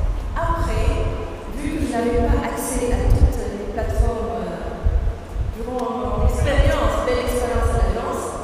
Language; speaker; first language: French; non-native, local second language; Arabic